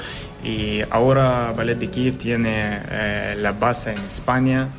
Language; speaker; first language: Spanish; non-native, learner; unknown